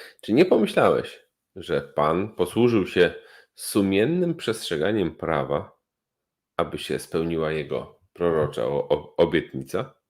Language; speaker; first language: Polish; native; Polish